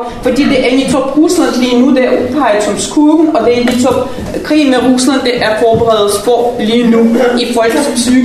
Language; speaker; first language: Danish; non-native, fluent; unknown